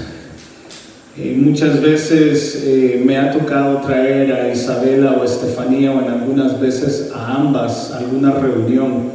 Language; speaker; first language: Spanish; early bilingual, heritage; Spanish